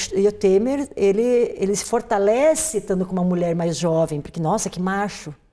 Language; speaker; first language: Portuguese; native; Portuguese